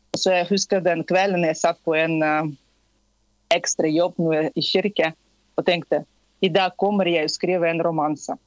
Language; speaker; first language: Norwegian; non-native, fluent; Tatar